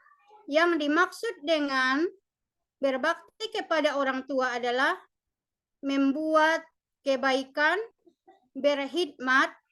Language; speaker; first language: Indonesian; native; Indonesian